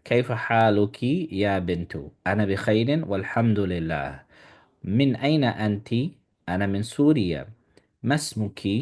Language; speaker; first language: Arabic; non-native, fluent; English